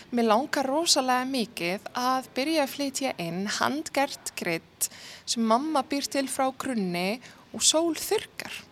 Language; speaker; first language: Icelandic; non-native, fluent; Arabic